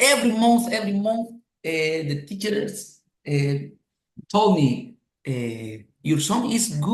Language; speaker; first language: English; non-native, learner; Spanish